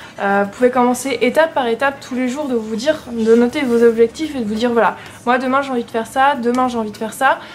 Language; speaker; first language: French; native; French